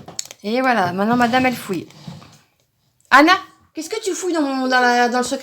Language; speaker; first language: French; native; French